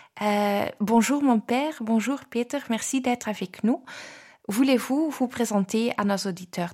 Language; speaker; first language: French; non-native, fluent; Dutch